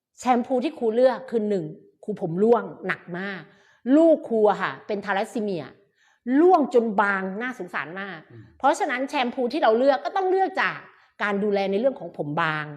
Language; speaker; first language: Thai; native; Thai